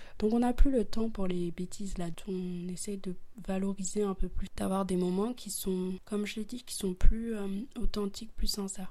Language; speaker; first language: French; early bilingual, other home language; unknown